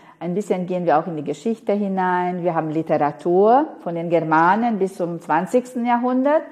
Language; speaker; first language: German; non-native, fluent; Hungarian